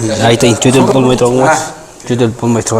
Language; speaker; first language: Mongolian; non-native, local second language; Kazakh